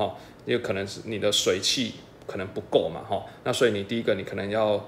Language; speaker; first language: Chinese; native; Chinese